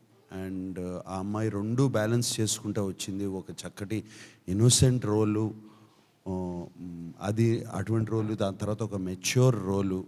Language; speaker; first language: Telugu; native; Telugu